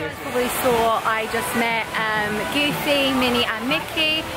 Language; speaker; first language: English; native; English